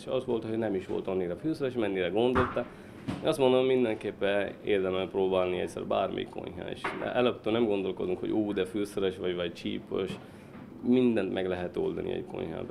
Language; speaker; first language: Hungarian; non-native, learner; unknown